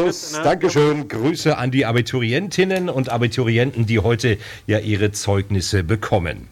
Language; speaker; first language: German; native; German